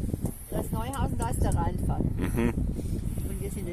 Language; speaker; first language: German; native; German